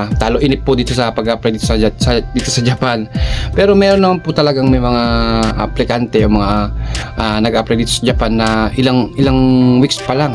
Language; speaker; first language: Filipino; native; Filipino